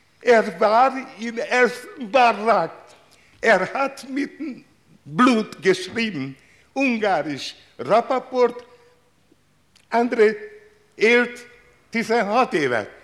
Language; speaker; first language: German; non-native, learner; Hungarian